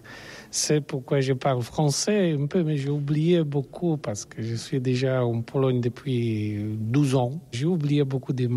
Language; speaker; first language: French; non-native, fluent; Polish